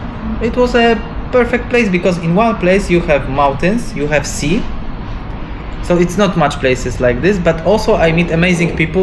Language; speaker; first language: English; non-native, learner; Polish